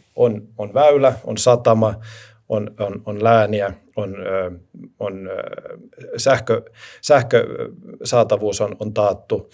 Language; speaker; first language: Finnish; non-native, local second language; Swedish